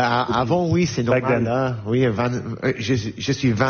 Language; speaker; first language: French; non-native, learner; English